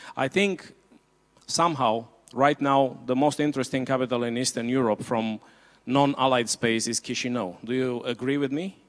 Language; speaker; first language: English; non-native, fluent; Romanian